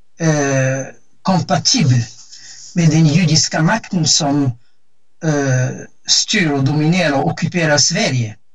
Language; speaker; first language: Swedish; non-native, fluent; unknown